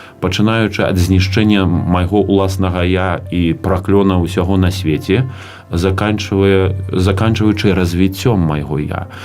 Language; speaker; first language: Belarusian; native; Belarusian